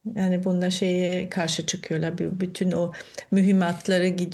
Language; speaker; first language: Turkish; non-native, fluent; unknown